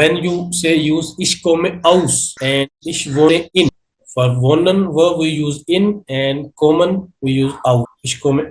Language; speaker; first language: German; non-native, learner; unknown